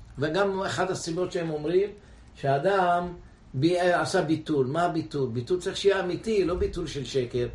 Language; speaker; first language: Hebrew; non-native, fluent; English